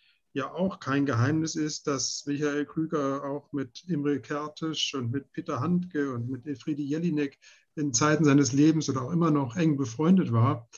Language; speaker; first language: German; native; German